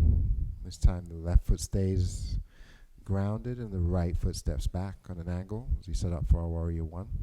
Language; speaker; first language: English; native; English